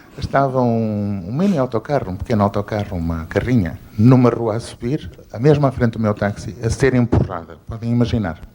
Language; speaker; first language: Portuguese; native; Portuguese